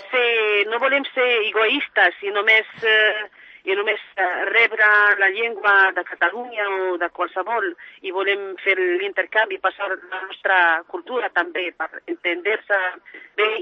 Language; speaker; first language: Catalan; non-native, fluent; Arabic